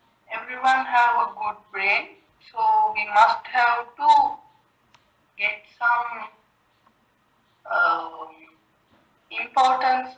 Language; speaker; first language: English; non-native, learner; Sinhala